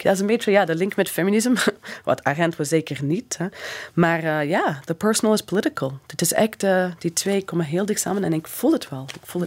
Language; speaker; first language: Dutch; non-native, fluent; English